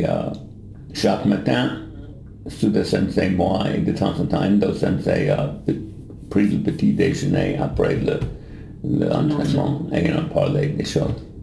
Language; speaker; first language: French; non-native, fluent; English